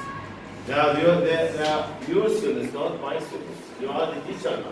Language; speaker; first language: English; non-native, fluent; Arabic